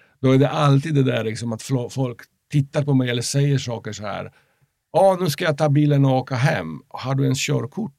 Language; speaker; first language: Swedish; non-native, fluent; Polish